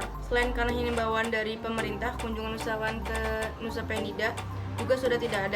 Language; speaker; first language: Indonesian; native; Indonesian